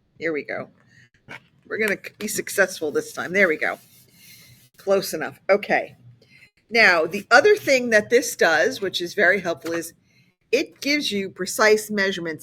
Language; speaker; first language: English; native; English